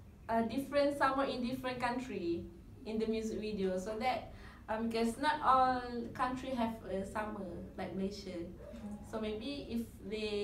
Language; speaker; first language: English; non-native, local second language; Malay